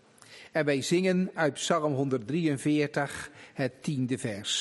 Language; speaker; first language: Dutch; native; Dutch